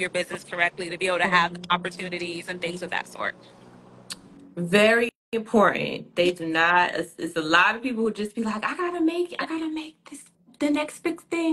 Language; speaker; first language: English; native; English